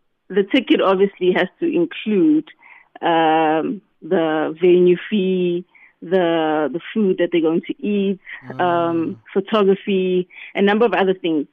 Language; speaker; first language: English; non-native, local second language; Southern Sotho